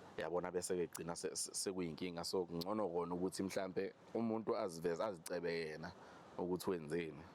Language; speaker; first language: Zulu; native; Zulu